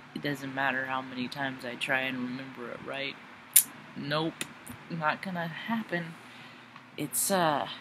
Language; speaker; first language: English; native; English